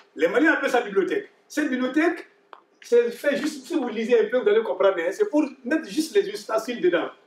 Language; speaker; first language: French; non-native, local second language; Bambara